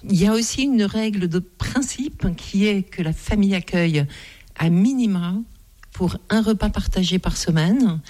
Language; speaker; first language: French; native; French